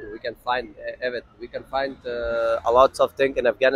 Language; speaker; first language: English; non-native, learner; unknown